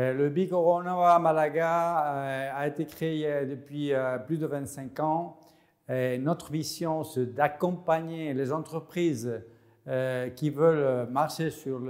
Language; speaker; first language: French; non-native, fluent; Spanish